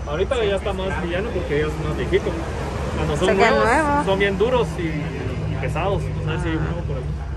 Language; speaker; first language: Spanish; native; Spanish